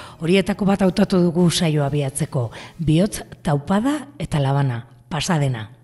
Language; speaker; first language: Basque; native; Basque